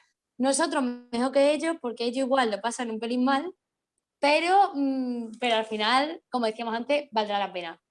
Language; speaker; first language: Spanish; native; Spanish